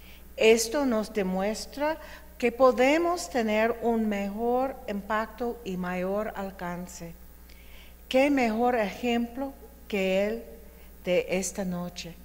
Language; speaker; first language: Spanish; non-native, fluent; English